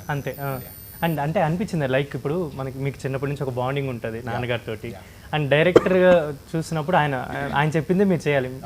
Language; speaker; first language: Telugu; native; Telugu